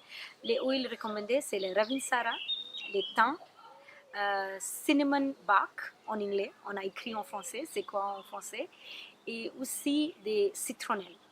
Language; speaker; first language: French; non-native, learner; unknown